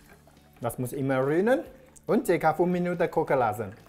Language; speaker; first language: German; non-native, learner; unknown